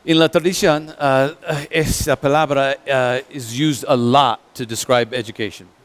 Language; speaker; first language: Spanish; non-native, learner; English